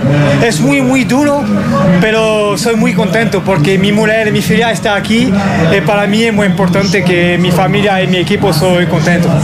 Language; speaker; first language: Spanish; non-native, learner; French